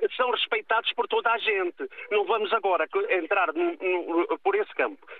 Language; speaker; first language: Portuguese; native; Portuguese